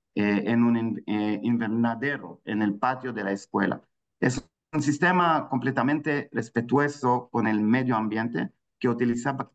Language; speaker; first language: Spanish; non-native, fluent; Hebrew